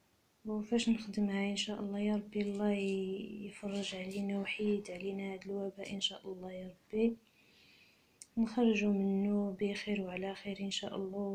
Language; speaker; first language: Arabic; native; Arabic